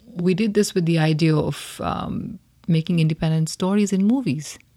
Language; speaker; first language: English; non-native, local second language; Hindi